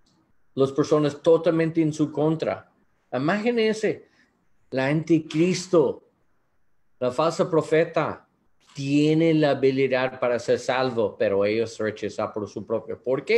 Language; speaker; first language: Spanish; non-native, learner; English